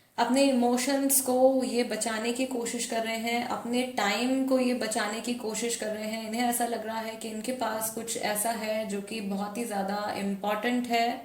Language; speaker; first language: Hindi; native; Hindi